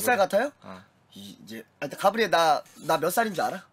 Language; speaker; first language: Korean; native; Korean